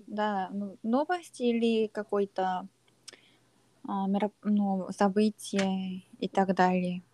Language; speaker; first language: Russian; non-native, learner; Korean